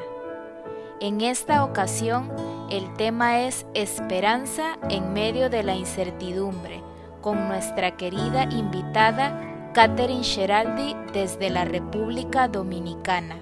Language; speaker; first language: Spanish; native; Spanish